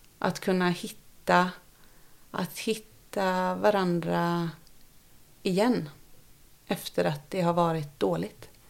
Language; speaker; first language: Swedish; native; Swedish